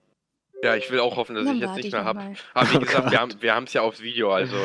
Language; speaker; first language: German; native; German